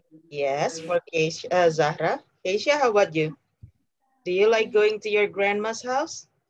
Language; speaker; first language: English; non-native, fluent; Indonesian